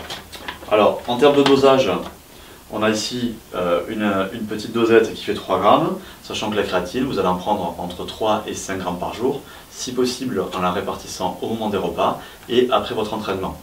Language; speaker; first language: French; native; French